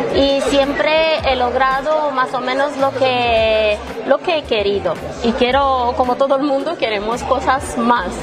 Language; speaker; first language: Spanish; non-native, fluent; Romanian